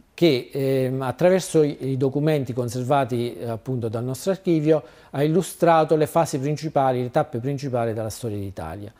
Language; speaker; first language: Italian; native; Italian